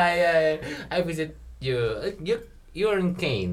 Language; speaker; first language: English; non-native, learner; Indonesian